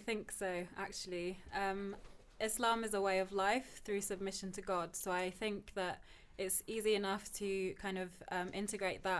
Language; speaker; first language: English; early bilingual, other home language; Turkish